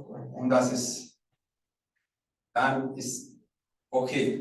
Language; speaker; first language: German; non-native, fluent; Rundi